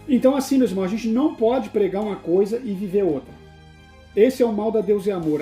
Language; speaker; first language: Portuguese; native; Portuguese